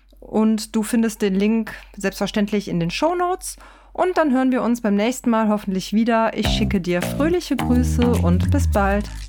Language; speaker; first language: German; native; German